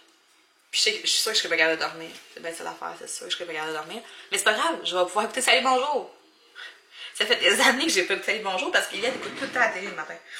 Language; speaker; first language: French; native; French